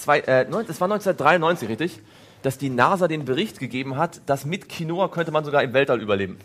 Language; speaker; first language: German; native; German